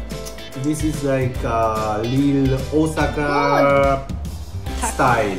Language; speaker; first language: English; non-native, local second language; Filipino